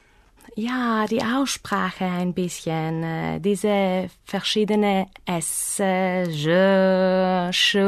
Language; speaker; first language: German; non-native, learner; Greek